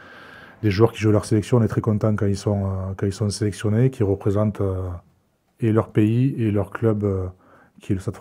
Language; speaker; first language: French; native; French